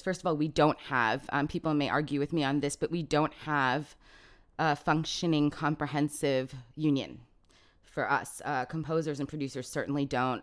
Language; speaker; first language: English; native; English